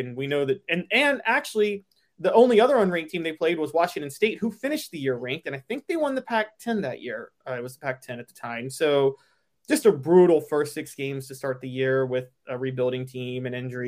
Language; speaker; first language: English; native; English